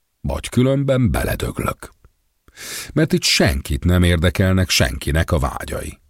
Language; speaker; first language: Hungarian; native; Hungarian